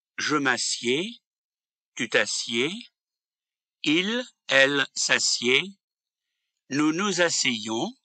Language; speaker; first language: French; native; French